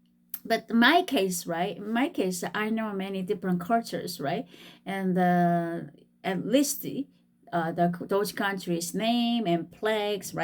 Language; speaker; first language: English; non-native, fluent; Korean